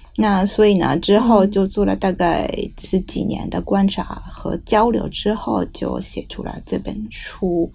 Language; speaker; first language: Chinese; non-native, fluent; Japanese